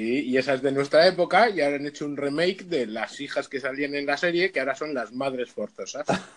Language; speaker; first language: Spanish; native; Spanish